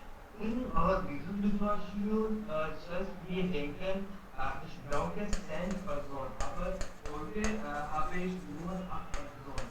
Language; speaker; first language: German; non-native, learner; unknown